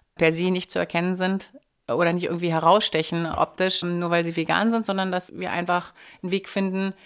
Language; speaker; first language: German; native; German